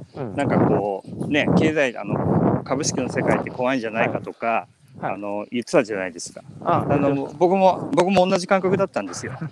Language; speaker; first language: Japanese; native; Japanese